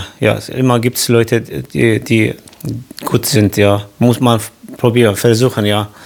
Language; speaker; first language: German; non-native, learner; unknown